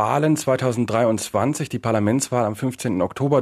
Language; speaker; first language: German; native; German